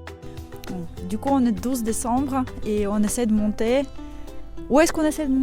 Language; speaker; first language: French; non-native, fluent; Russian